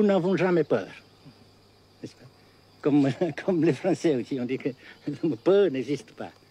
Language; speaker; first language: French; non-native, fluent; Vietnamese